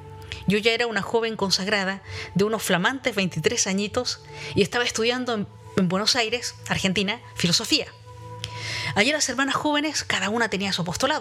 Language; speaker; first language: Spanish; native; Spanish